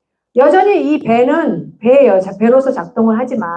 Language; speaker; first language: Korean; native; Korean